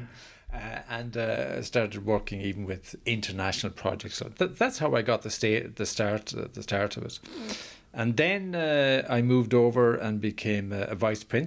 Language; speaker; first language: English; native; English